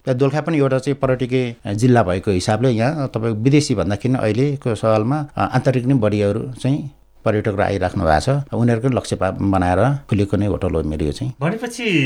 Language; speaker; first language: Nepali; non-native, local second language; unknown